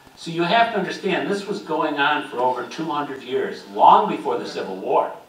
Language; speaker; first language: English; native; English